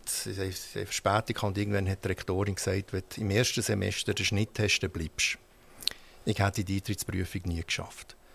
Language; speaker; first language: German; early bilingual, heritage; German